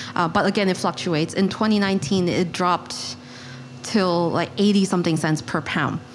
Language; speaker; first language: English; non-native, local second language; Chinese